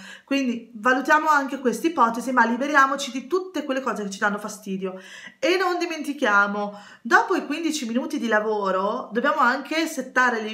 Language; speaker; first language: Italian; native; Italian